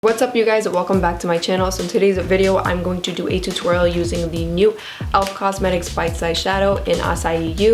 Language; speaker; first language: English; native; English